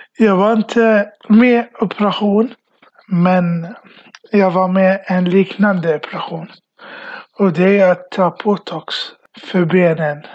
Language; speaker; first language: Swedish; early bilingual, other home language; Arabic